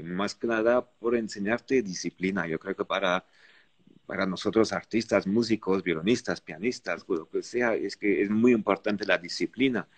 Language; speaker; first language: Spanish; non-native, fluent; Arabic